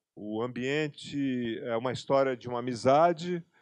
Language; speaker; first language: Portuguese; native; Portuguese